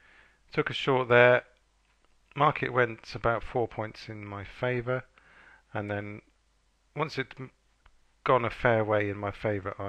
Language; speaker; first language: English; native; English